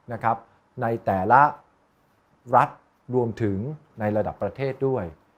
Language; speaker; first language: Thai; native; Thai